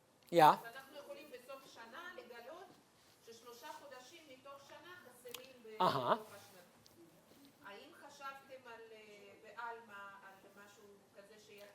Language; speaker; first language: Hebrew; native; Hebrew